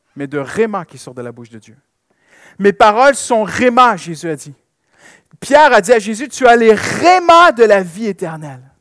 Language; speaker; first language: French; native; French